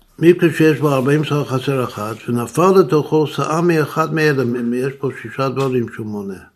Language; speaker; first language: Hebrew; non-native, fluent; English